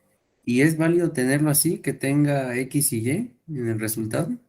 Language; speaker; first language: Spanish; native; Spanish